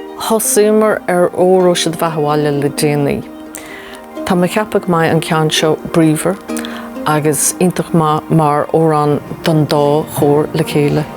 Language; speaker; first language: Irish; non-native, local second language; English